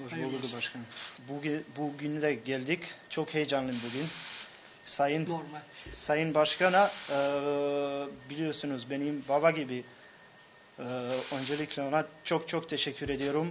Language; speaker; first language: Turkish; non-native, fluent; Bosnian